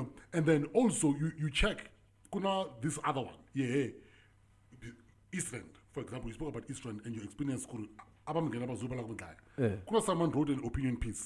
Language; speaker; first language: English; non-native, local second language; Tsonga